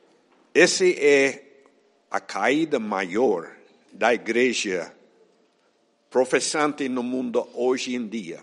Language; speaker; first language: Portuguese; non-native, fluent; Spanish